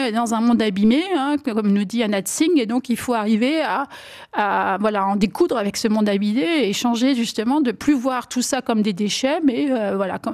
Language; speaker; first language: French; native; French